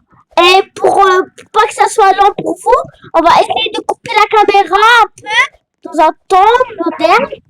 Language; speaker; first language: French; native; French